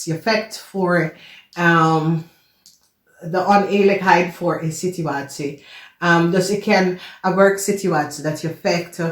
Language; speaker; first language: Dutch; non-native, fluent; English